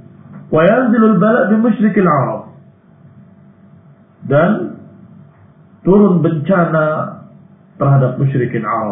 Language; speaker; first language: Arabic; non-native, fluent; Indonesian